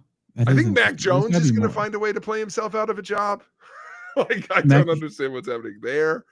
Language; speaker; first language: English; native; English